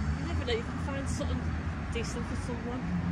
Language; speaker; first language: English; native; English